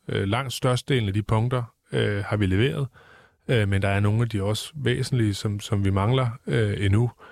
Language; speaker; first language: Danish; native; Danish